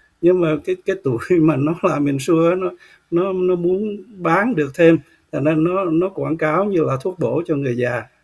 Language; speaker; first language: Vietnamese; native; Vietnamese